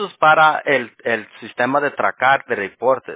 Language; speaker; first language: Spanish; early bilingual, heritage; Spanish